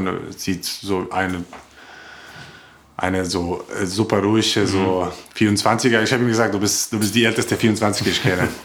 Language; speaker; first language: German; non-native, learner; Croatian